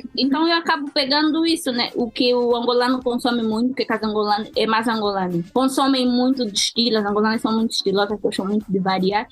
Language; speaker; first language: Portuguese; native; Portuguese